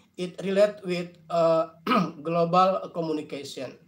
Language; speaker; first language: English; non-native, fluent; Indonesian